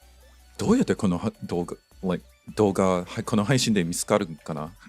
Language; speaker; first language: Japanese; non-native, learner; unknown